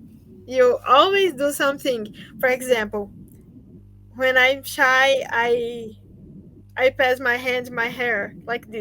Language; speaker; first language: English; non-native, learner; Portuguese